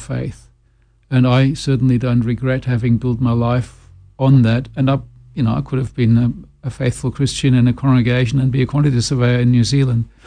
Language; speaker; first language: English; non-native, fluent; German